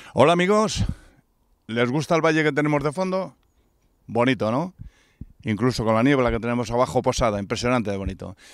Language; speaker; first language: Spanish; native; Spanish